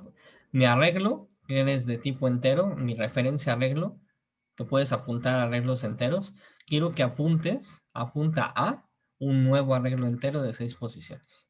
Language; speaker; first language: Spanish; native; Spanish